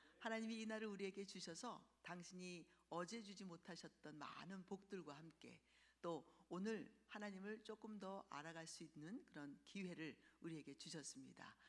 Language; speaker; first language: Korean; early bilingual, heritage; Korean